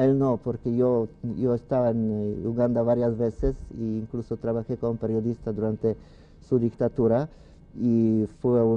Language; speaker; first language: Spanish; non-native, fluent; Polish